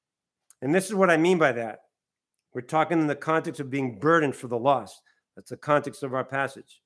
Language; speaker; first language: English; native; English